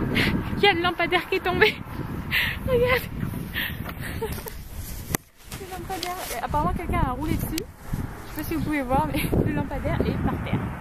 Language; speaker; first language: French; native; French